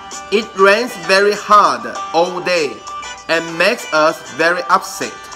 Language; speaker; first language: English; non-native, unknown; Hakka Chinese